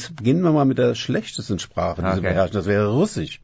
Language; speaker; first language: German; native; German